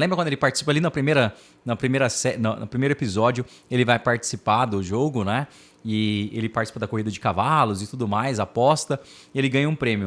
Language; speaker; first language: Portuguese; native; Portuguese